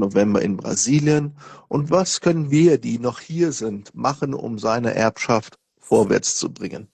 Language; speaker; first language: German; non-native, fluent; Portuguese